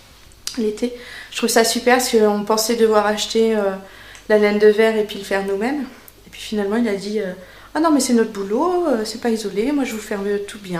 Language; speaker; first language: French; native; French